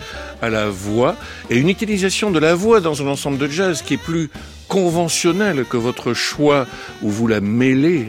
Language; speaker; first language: French; native; French